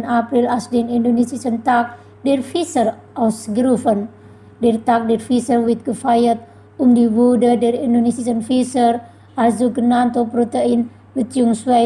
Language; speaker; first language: German; non-native, fluent; Indonesian